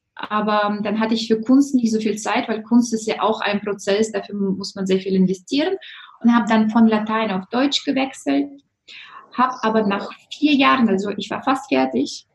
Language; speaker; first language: German; non-native, fluent; Russian